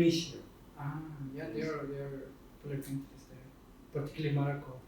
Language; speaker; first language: English; non-native, fluent; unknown